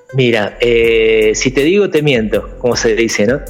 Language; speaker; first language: Spanish; native; Spanish